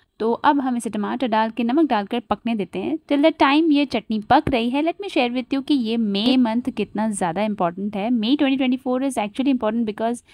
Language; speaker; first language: Hindi; native; Hindi